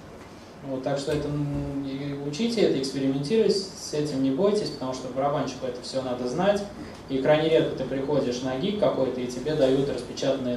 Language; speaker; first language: Russian; native; Russian